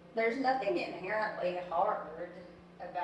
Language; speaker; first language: English; native; English